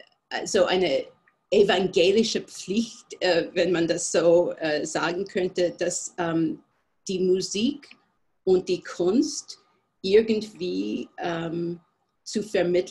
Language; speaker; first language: German; non-native, fluent; English